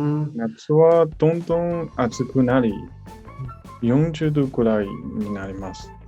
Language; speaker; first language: Japanese; non-native, learner; Chinese